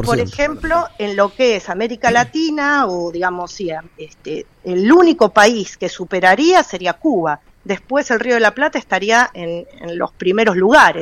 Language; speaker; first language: Spanish; native; Spanish